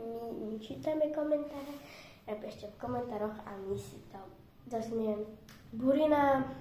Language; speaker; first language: Slovak; non-native, local second language; Romany